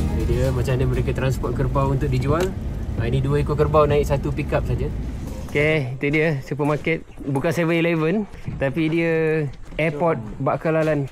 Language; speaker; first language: Malay; native; Malay